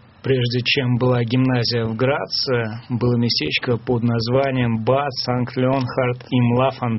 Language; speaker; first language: Russian; native; Russian